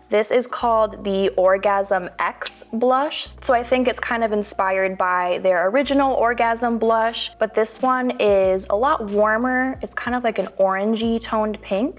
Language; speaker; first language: English; native; English